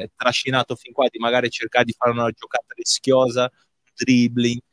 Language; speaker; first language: Italian; non-native, fluent; Portuguese